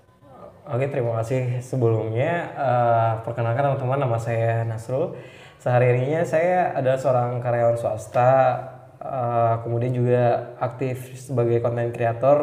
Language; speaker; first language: Indonesian; native; Indonesian